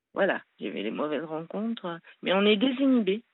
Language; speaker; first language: French; native; French